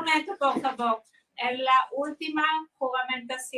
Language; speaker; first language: Spanish; non-native, fluent; Hebrew